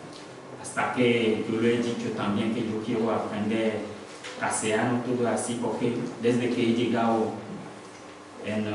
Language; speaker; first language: Spanish; non-native, learner; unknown